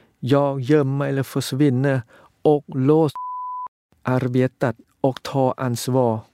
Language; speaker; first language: Swedish; non-native, learner; Thai